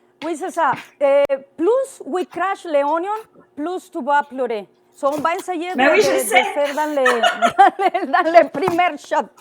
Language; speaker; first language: French; non-native, learner; Spanish